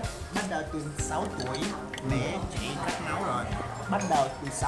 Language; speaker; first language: Vietnamese; non-native, fluent; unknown